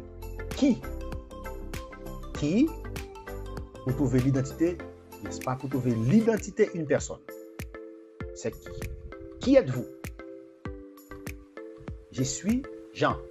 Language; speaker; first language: French; non-native, fluent; Portuguese